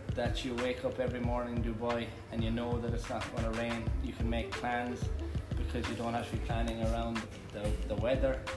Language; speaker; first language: English; native; English